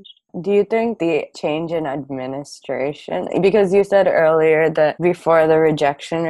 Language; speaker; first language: English; native; English